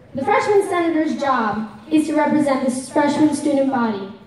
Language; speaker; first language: English; native; English